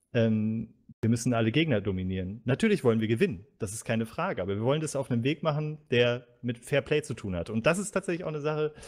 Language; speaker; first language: German; native; German